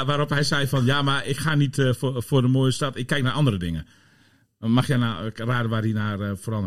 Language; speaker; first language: Dutch; native; Dutch